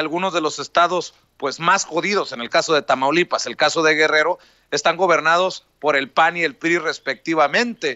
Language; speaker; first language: Spanish; native; Spanish